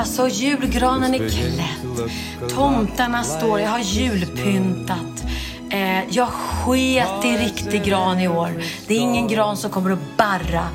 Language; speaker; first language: Swedish; native; Swedish